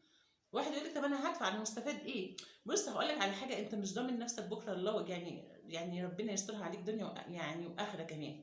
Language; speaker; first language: Arabic; native; Arabic